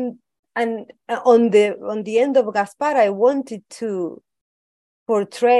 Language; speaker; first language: English; non-native, fluent; Spanish